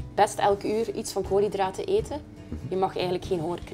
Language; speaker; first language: Dutch; native; Dutch